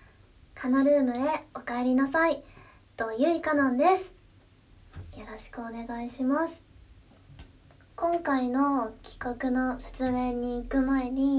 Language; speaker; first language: Japanese; native; Japanese